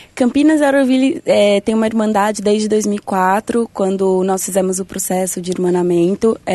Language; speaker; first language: Portuguese; native; Portuguese